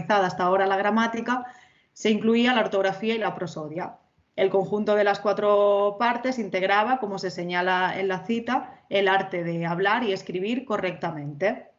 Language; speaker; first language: Spanish; native; Spanish